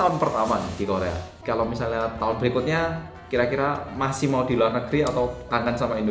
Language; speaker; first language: Indonesian; native; Indonesian